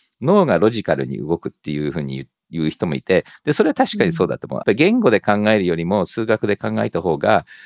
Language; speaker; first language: Japanese; early bilingual, heritage; Japanese